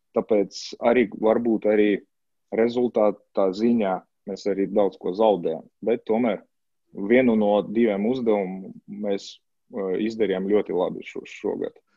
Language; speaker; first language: Latvian; non-native, local second language; Russian